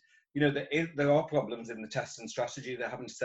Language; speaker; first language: English; native; English